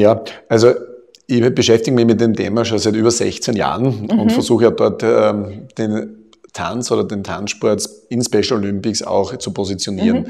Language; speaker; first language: German; native; German